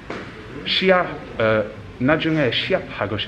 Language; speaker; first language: Korean; non-native, learner; English